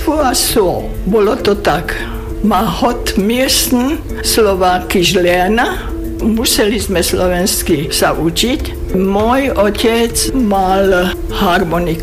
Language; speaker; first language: Slovak; non-native, local second language; German